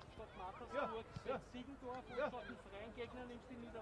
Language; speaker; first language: German; native; German